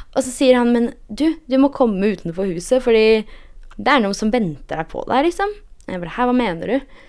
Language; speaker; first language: Norwegian; early bilingual, other home language; Polish